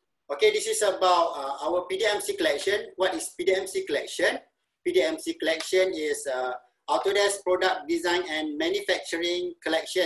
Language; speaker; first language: English; non-native, local second language; Malay